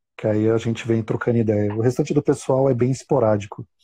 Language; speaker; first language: Portuguese; native; Portuguese